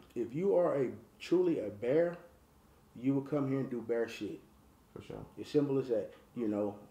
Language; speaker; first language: English; native; English